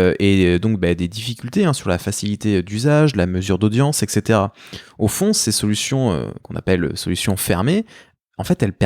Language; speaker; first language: French; native; French